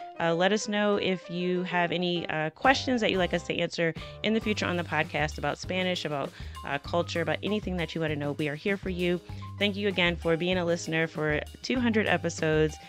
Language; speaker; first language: English; native; English